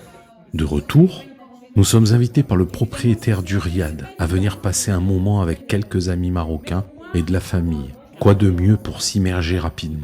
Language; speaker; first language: French; native; French